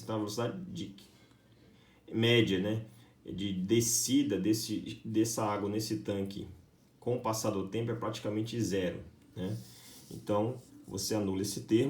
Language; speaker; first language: Portuguese; native; Portuguese